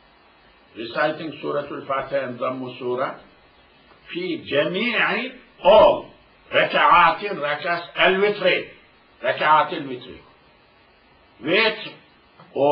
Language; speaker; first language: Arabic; non-native, fluent; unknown